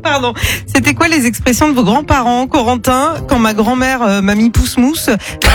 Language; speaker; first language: French; native; French